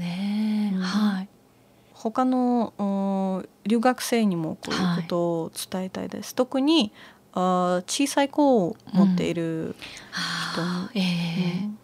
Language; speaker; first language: Japanese; non-native, fluent; Latvian